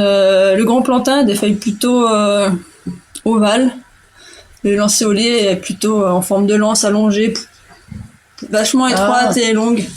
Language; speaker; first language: French; native; French